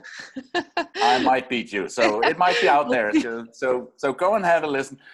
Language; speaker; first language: English; non-native, fluent; Danish